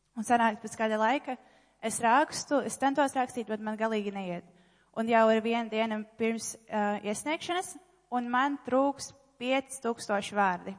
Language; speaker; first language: Latvian; non-native, local second language; Russian